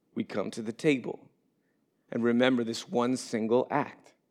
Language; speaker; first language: English; native; English